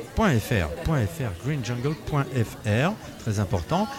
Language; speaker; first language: French; non-native, fluent; Spanish